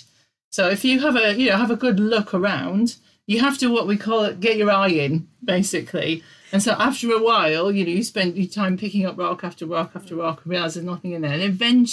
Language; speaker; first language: English; native; English